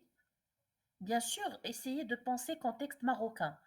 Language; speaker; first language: French; non-native, local second language; Arabic